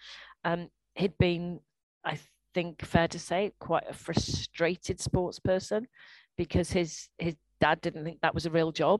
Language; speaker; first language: English; native; English